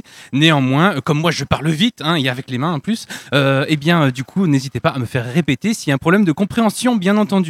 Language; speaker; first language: French; native; French